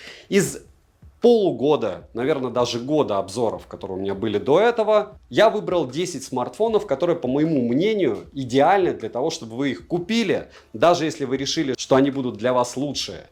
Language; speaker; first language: Russian; native; Russian